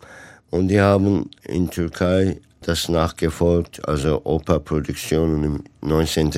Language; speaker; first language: German; non-native, fluent; Turkish